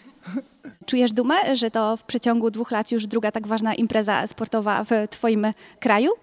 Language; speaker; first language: Polish; native; Polish